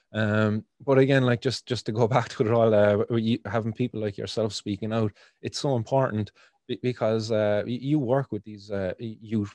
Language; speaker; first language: English; native; English